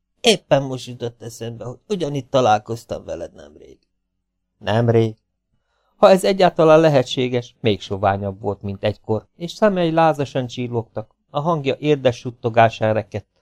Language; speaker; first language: Hungarian; native; Hungarian